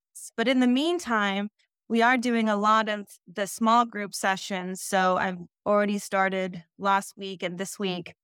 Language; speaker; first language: English; early bilingual, other home language; Dutch